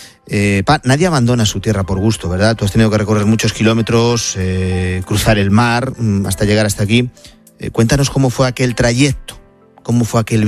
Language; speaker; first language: Spanish; native; Spanish